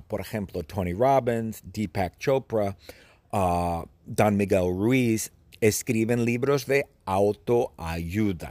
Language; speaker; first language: Spanish; non-native, fluent; English